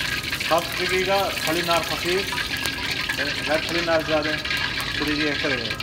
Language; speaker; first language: Arabic; non-native, learner; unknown